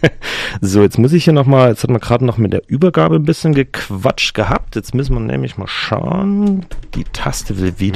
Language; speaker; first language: German; native; German